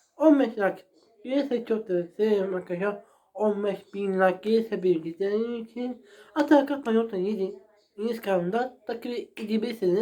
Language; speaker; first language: Turkish; non-native, learner; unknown